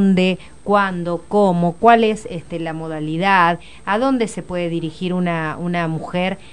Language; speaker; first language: Spanish; native; Spanish